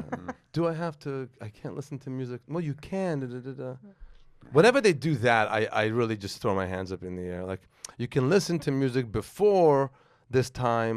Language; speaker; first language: English; native; English